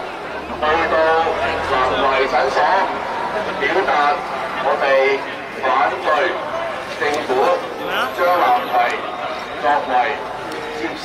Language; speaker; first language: Chinese; native; Chinese